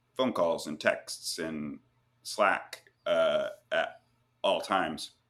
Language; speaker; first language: English; native; English